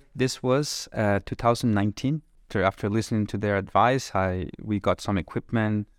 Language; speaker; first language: English; non-native, fluent; Spanish